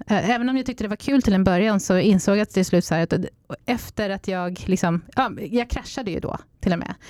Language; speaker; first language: Swedish; native; Swedish